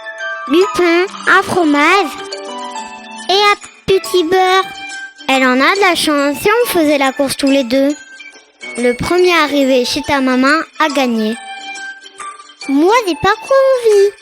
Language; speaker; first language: French; native; French